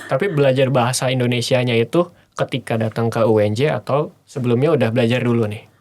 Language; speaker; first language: Indonesian; native; Indonesian